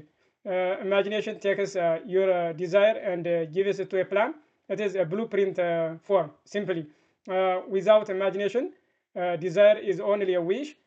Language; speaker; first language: English; non-native, fluent; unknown